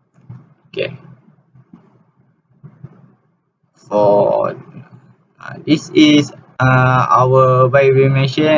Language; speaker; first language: English; non-native, learner; Malay